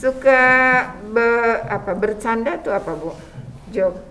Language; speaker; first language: Indonesian; native; Indonesian